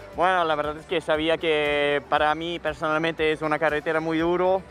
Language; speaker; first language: Spanish; non-native, fluent; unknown